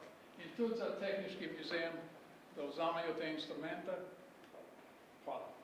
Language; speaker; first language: Slovenian; early bilingual, heritage; Slovenian